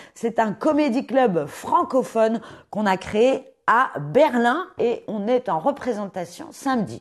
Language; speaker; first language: French; native; French